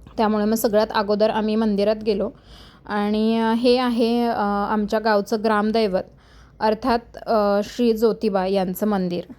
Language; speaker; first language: Marathi; native; Marathi